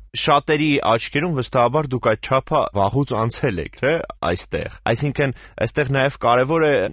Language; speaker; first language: Armenian; native; Armenian